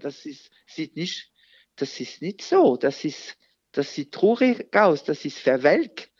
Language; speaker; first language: German; non-native, fluent; French